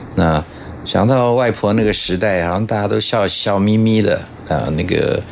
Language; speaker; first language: Chinese; native; Chinese